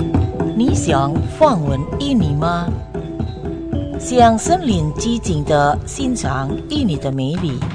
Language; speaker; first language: Chinese; non-native, fluent; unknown